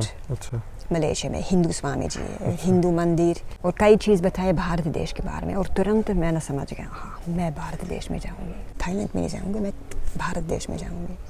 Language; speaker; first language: Hindi; non-native, learner; Dutch